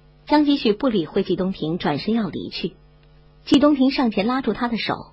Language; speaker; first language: Chinese; native; Chinese